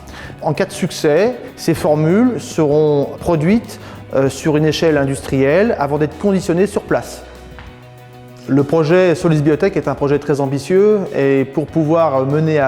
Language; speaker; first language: French; native; French